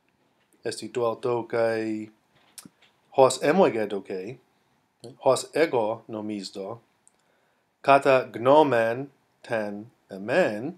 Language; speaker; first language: Greek; non-native, fluent; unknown